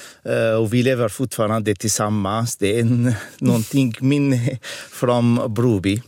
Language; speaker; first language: Swedish; non-native, fluent; Arabic